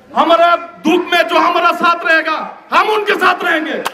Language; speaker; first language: Hindi; non-native, local second language; Bangla